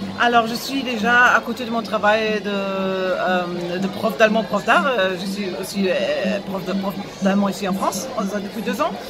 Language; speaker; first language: French; non-native, fluent; German